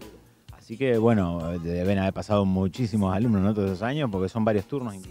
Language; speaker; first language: Spanish; native; Spanish